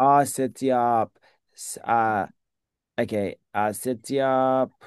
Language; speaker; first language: Indonesian; non-native, learner; English